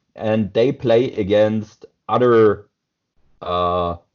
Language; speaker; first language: English; non-native, fluent; German